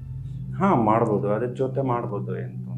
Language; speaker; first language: Kannada; non-native, local second language; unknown